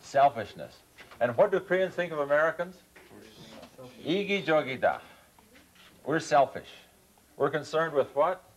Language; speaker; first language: English; native; English